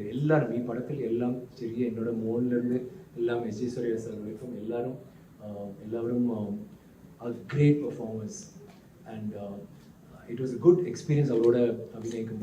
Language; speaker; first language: Malayalam; non-native, learner; Tamil